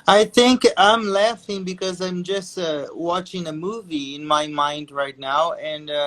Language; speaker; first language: English; non-native, fluent; Portuguese